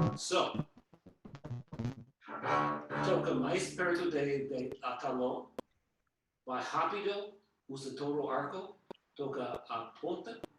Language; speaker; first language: Portuguese; non-native, learner; English